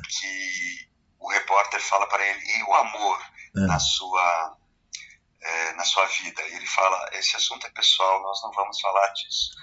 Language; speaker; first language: Portuguese; native; Portuguese